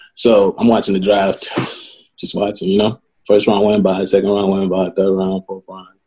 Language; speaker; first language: English; non-native, local second language; Yoruba